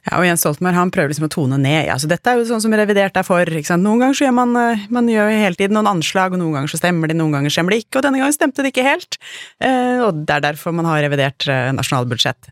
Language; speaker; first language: Norwegian; native; Norwegian